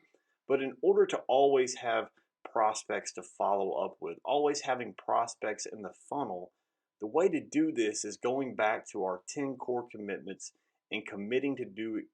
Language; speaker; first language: English; native; English